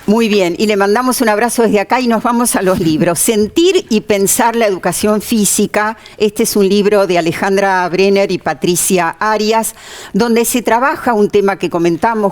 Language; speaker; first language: Spanish; native; Spanish